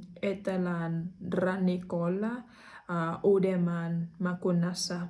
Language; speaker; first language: Finnish; non-native, learner; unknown